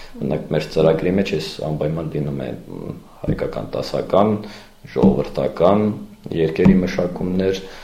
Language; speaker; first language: Armenian; early bilingual, heritage; Armenian